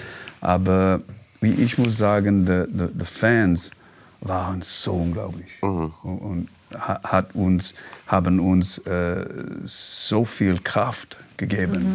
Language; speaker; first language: German; non-native, learner; English